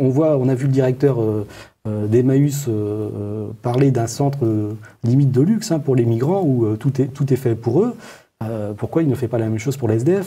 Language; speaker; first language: French; native; French